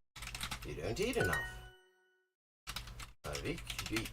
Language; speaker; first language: French; non-native, learner; English